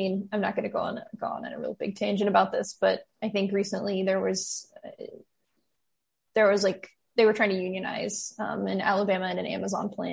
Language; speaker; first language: English; native; English